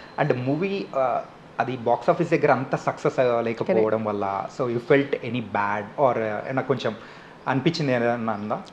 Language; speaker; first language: Telugu; native; Telugu